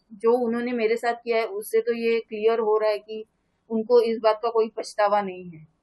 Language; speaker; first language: Hindi; non-native, local second language; Marathi